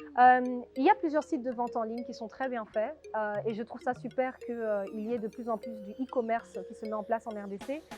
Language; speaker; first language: French; native; French